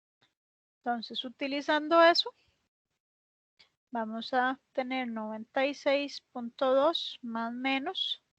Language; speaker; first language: Spanish; native; Spanish